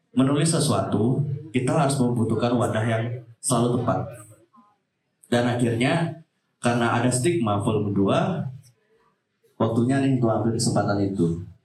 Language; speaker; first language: Indonesian; native; Indonesian